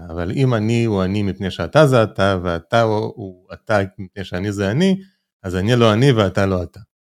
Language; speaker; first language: Hebrew; native; Hebrew